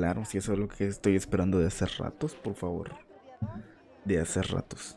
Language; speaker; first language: Spanish; native; Spanish